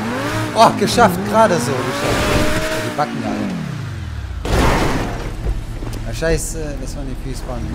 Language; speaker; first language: German; native; German